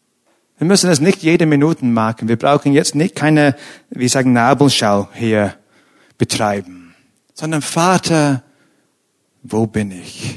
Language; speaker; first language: German; non-native, fluent; English